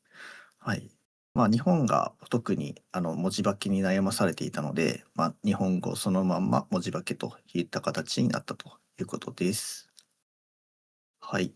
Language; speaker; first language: Japanese; native; Japanese